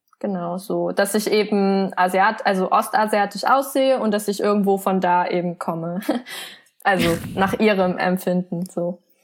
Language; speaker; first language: German; early bilingual, other home language; Vietnamese